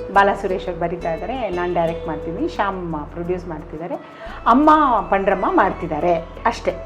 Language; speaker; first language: Kannada; non-native, local second language; Konkani